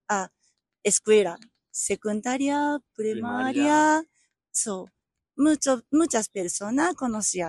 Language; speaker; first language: Spanish; non-native, learner; Japanese